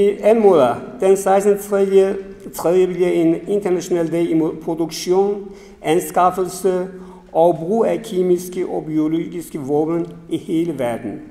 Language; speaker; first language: Danish; non-native, fluent; Kurdish